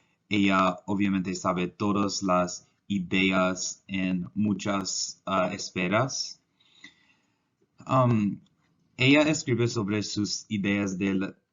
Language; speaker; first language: Spanish; non-native, learner; English